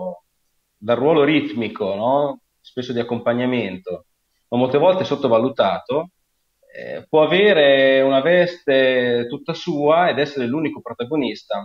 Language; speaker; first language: Italian; native; Italian